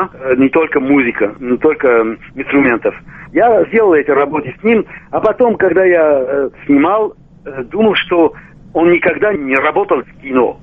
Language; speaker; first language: Russian; non-native, local second language; Armenian